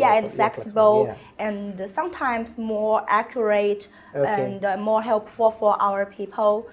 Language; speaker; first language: English; non-native, learner; Chinese